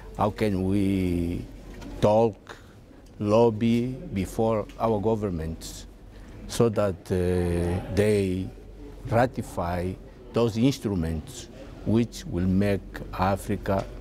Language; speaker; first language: English; non-native, fluent; Portuguese